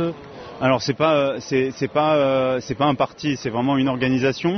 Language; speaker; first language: French; native; French